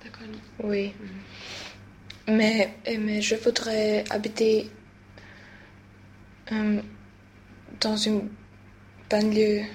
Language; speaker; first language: French; non-native, learner; Swedish